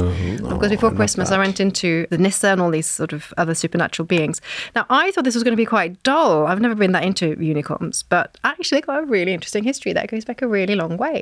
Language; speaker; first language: English; non-native, fluent; Norwegian